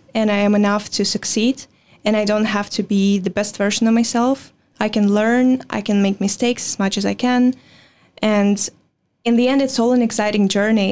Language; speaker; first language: English; non-native, fluent; Russian